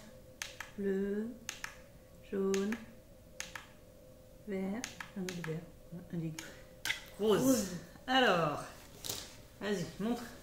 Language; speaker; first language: French; native; French